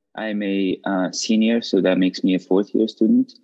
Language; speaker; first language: English; non-native, fluent; Arabic